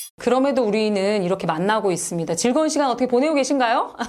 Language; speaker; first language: Korean; native; Korean